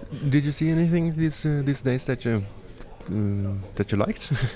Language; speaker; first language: English; non-native, fluent; Norwegian